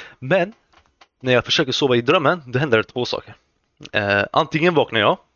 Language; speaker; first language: Swedish; early bilingual, other home language; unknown